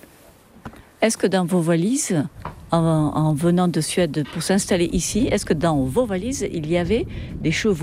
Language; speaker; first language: French; native; French